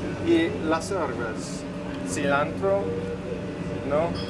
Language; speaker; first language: Spanish; non-native, learner; English